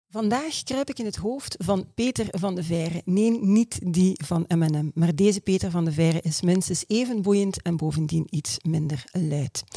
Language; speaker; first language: Dutch; native; Dutch